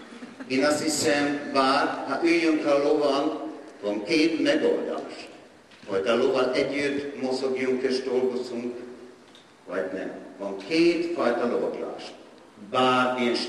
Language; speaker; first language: Hungarian; non-native, learner; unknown